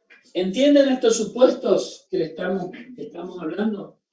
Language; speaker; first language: Spanish; native; Spanish